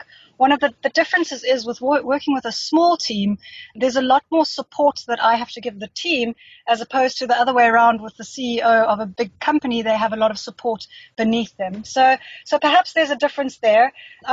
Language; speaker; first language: English; native; English